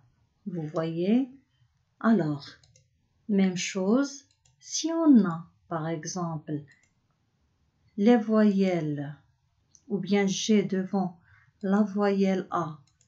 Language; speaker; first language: French; non-native, local second language; Arabic